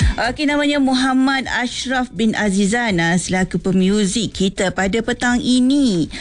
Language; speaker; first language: Malay; native; Malay